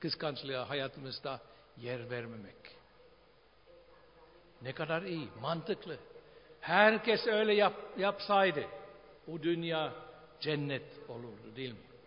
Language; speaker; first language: Turkish; non-native, fluent; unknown